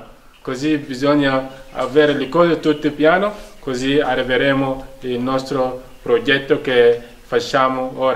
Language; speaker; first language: Italian; non-native, fluent; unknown